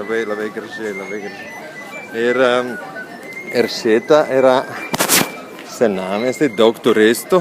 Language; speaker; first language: Lithuanian; non-native, learner; Italian